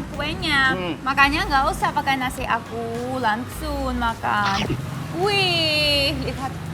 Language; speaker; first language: Indonesian; non-native, fluent; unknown